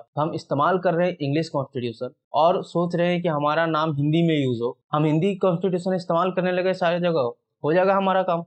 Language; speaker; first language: Hindi; native; Hindi